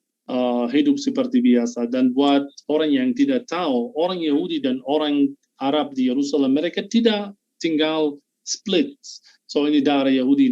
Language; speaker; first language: Indonesian; non-native, fluent; Arabic